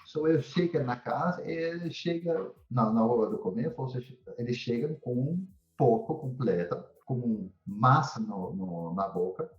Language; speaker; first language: Portuguese; non-native, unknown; Dutch